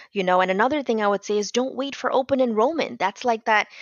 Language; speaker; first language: English; non-native, local second language; Bangla